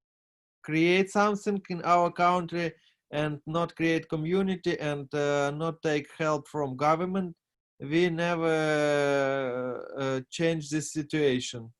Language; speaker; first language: English; non-native, learner; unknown